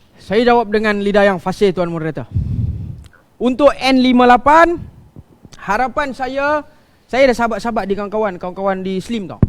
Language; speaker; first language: Malay; non-native, local second language; Tamil